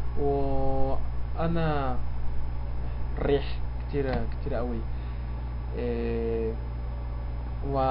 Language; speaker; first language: Arabic; non-native, learner; Spanish